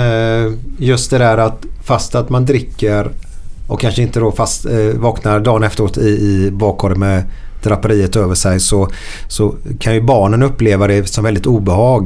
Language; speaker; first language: Swedish; native; Swedish